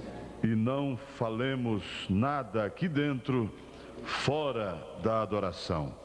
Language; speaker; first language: Portuguese; native; Portuguese